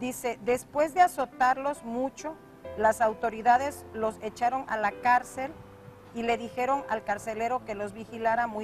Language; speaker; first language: Spanish; native; Spanish